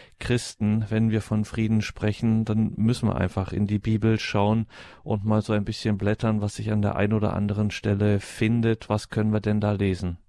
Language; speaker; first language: German; native; German